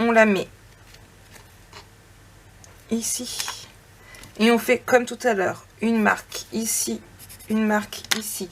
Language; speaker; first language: French; native; French